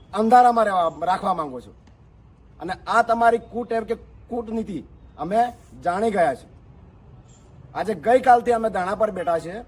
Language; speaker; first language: Gujarati; non-native, local second language; Bhili